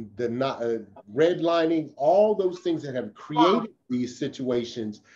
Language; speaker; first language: English; native; English